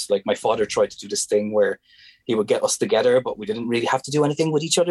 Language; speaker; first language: English; non-native, fluent; Hungarian